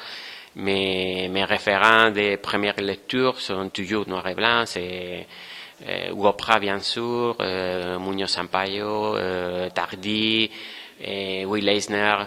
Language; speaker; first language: French; non-native, fluent; Spanish